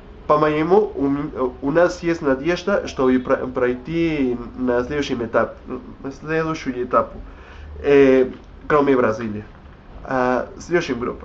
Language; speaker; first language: Russian; non-native, learner; Spanish